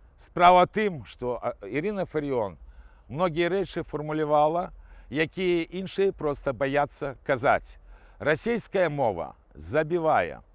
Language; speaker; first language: Belarusian; non-native, local second language; Russian